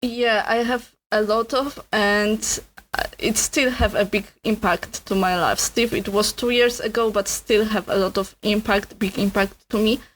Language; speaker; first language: English; non-native, learner; Polish